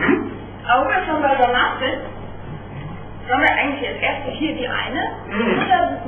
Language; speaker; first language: German; native; German